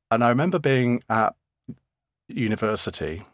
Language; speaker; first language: English; native; English